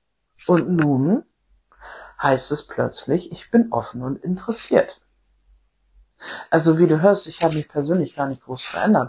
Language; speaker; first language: German; native; German